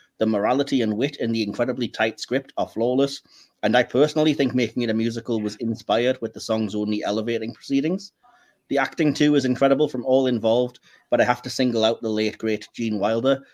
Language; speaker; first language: English; native; English